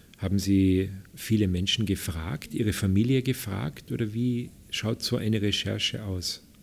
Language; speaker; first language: German; native; German